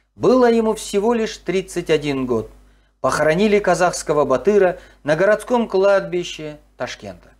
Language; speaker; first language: Russian; non-native, local second language; Kazakh